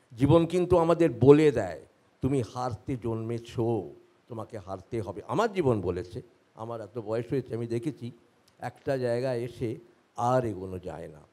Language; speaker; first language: Bangla; native; Bangla